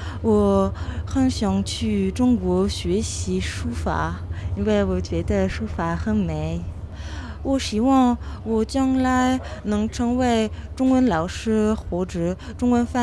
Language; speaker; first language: Chinese; non-native, learner; French